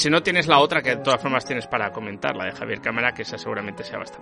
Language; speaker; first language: Spanish; native; Spanish